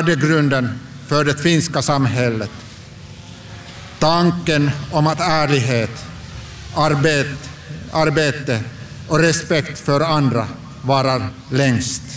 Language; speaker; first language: Swedish; non-native, local second language; Finnish